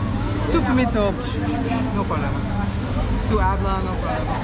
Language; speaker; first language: Spanish; non-native, learner; English